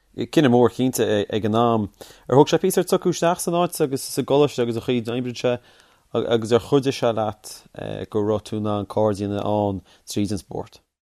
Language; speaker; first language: Irish; native; Irish